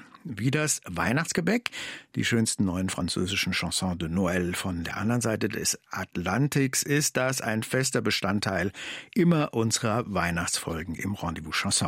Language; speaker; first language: German; native; German